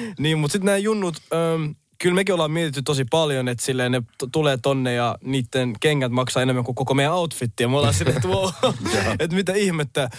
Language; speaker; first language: Finnish; early bilingual, other home language; Somali